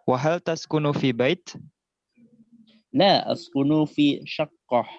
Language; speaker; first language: Arabic; non-native, learner; Indonesian